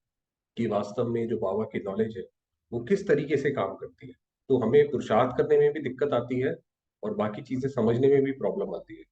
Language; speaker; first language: Hindi; native; Hindi